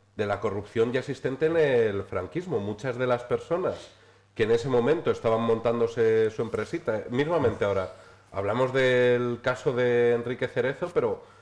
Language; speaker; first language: Spanish; native; Spanish